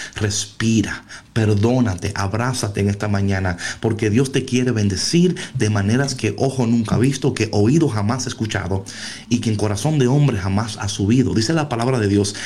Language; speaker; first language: Spanish; early bilingual, heritage; Spanish